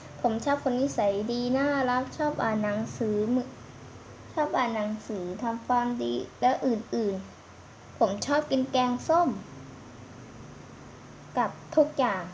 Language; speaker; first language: Thai; native; Thai